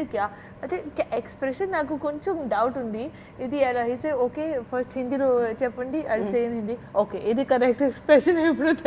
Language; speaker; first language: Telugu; non-native, learner; Hindi